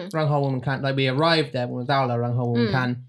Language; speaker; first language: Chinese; non-native, learner; English